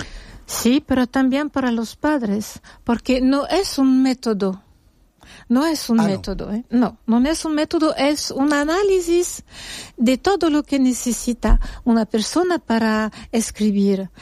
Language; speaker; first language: Spanish; non-native, fluent; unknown